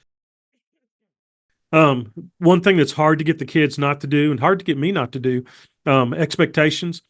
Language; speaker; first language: English; native; English